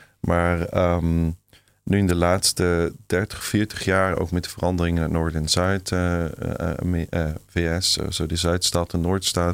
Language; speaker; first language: Dutch; non-native, fluent; German